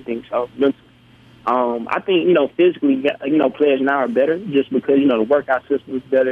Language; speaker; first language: English; native; English